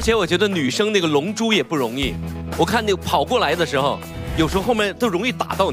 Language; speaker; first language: Chinese; native; Chinese